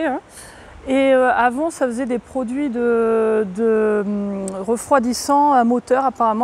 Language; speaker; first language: French; native; French